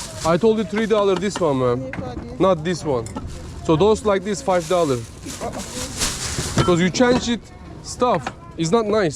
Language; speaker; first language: English; non-native, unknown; Turkish